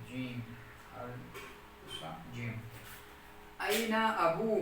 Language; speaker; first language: Arabic; non-native, learner; Urdu